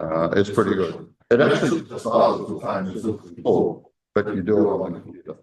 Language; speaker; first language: English; native; English